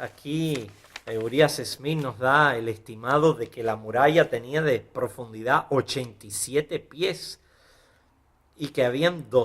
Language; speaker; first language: Spanish; native; Spanish